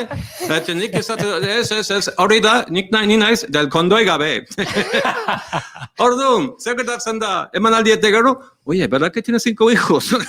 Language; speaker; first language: Basque; non-native, learner; English